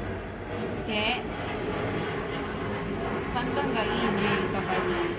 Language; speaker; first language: Japanese; non-native, fluent; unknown